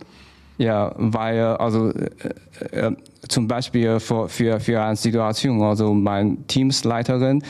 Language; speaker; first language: German; non-native, fluent; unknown